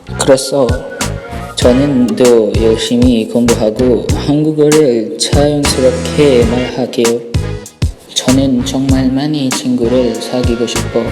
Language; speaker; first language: Korean; non-native, learner; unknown